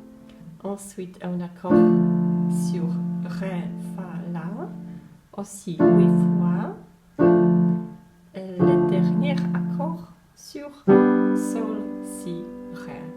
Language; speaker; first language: French; non-native, fluent; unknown